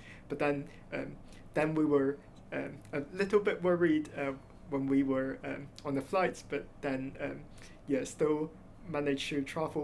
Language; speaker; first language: English; non-native, local second language; Cantonese